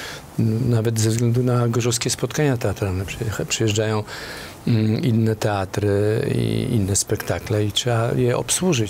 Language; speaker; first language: Polish; native; Polish